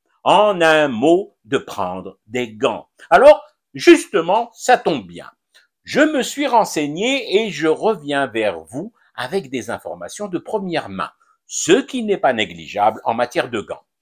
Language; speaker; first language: French; non-native, local second language; Arabic